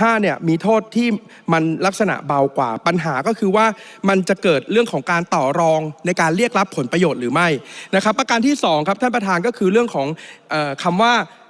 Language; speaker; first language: Thai; native; Thai